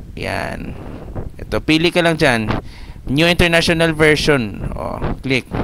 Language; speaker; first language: Filipino; non-native, local second language; Hiligaynon